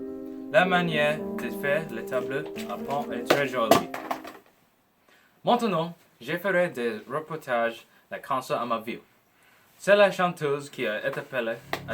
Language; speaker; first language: French; non-native, learner; English